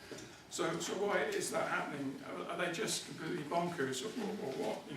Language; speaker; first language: English; native; English